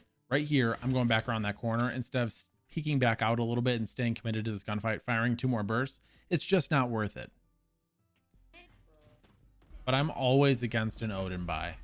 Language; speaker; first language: English; native; English